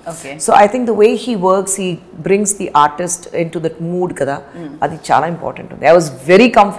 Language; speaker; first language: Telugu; non-native, fluent; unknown